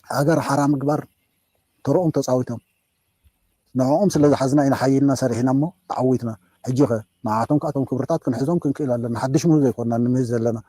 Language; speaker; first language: Tigrinya; native; Tigrinya